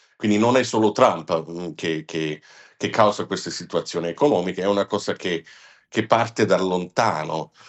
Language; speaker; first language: Italian; non-native, fluent; English